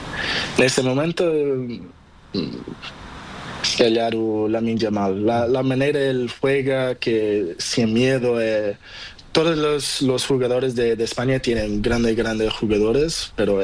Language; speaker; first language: Spanish; non-native, learner; Portuguese